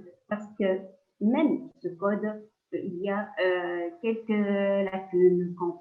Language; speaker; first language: French; non-native, local second language; Arabic